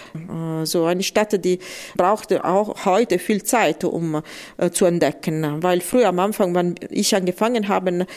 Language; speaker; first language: German; non-native, fluent; Italian